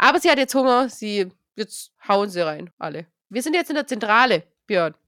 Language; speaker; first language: German; native; German